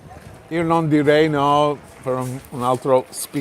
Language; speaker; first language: Italian; non-native, fluent; English